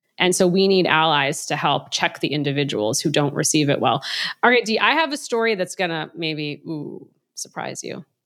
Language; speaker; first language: English; native; English